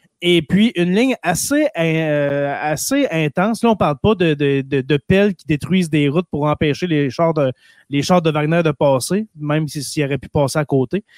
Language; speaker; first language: French; native; French